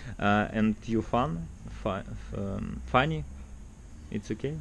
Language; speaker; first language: English; non-native, learner; Russian